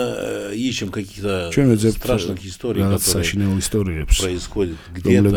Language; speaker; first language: Russian; non-native, local second language; Georgian